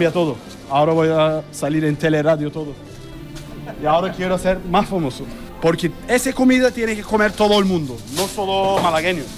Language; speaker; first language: Spanish; non-native, learner; Turkish